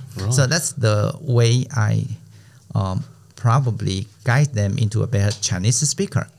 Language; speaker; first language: English; non-native, fluent; Chinese